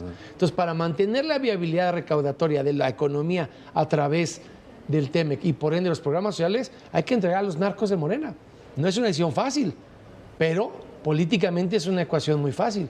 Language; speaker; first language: Spanish; native; Spanish